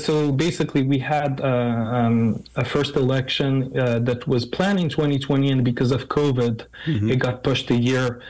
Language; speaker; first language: English; non-native, fluent; French